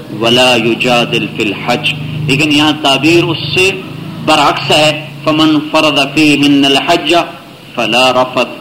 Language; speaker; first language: Urdu; non-native, local second language; Punjabi